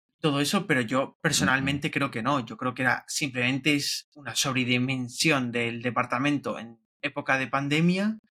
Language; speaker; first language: Spanish; native; Spanish